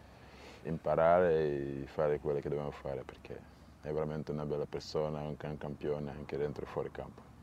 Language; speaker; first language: Italian; non-native, fluent; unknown